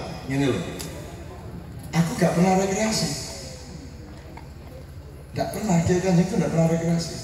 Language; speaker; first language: Indonesian; native; Indonesian